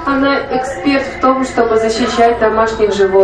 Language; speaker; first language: Russian; native; Russian